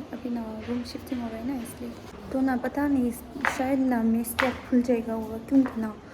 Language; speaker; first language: Hindi; non-native, learner; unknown